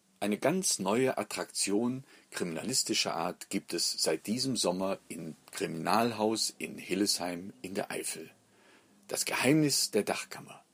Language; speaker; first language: German; native; German